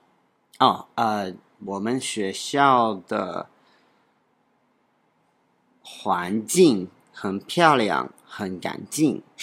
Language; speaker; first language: Chinese; non-native, learner; English